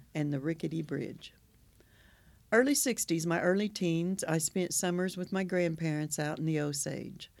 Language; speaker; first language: English; native; English